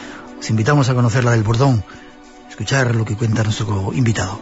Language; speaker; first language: Spanish; native; Spanish